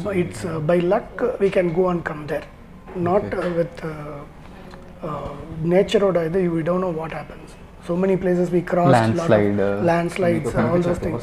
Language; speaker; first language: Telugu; non-native, learner; Tamil